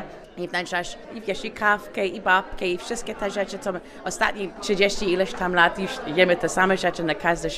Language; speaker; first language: Polish; early bilingual, heritage; English